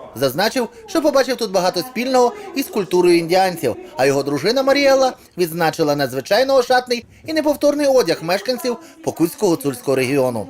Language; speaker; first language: Ukrainian; native; Ukrainian